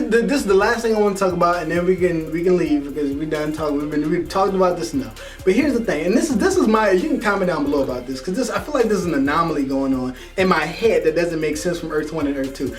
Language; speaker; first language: English; native; English